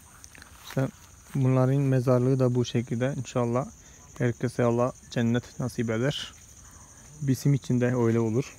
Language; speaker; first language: Turkish; non-native, fluent; Malayalam